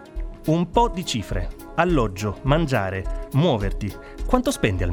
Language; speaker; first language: Italian; native; Italian